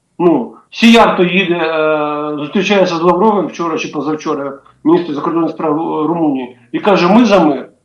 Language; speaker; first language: Ukrainian; native; Ukrainian